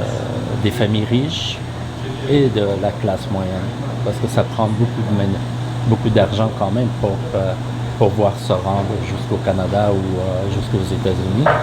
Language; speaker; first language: French; non-native, fluent; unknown